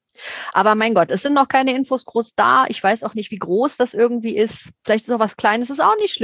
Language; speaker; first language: German; native; German